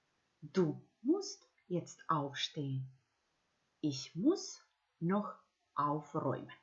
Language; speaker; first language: German; non-native, fluent; Macedonian